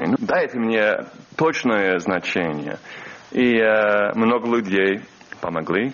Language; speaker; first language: Russian; non-native, learner; English